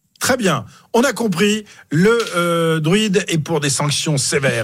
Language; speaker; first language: French; native; French